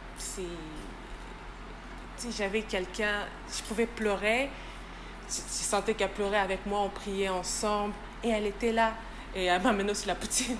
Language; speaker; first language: French; native; French